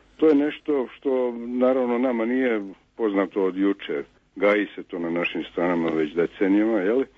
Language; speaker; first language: Serbian; native; Serbian